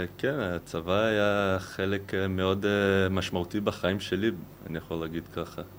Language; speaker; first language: Hebrew; non-native, fluent; Portuguese